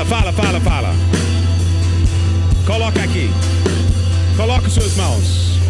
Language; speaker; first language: Portuguese; non-native, learner; English